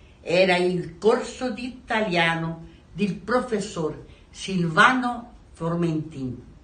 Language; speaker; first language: Italian; non-native, learner; Portuguese